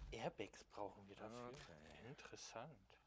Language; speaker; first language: German; native; German